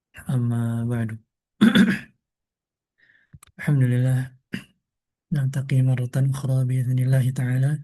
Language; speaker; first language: Arabic; non-native, fluent; Indonesian